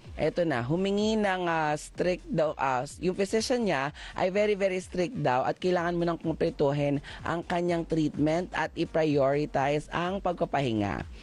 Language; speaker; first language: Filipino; native; Filipino